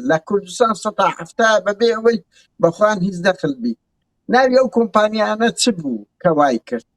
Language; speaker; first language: Central Kurdish; non-native, local second language; Kurdish